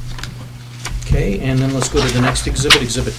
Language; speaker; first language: English; native; English